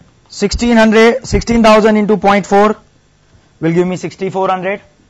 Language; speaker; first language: English; non-native, local second language; Gujarati